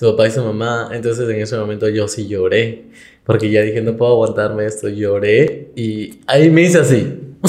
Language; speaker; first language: Spanish; native; Spanish